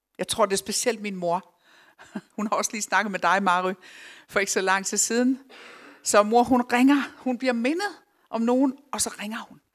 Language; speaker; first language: Danish; early bilingual, other home language; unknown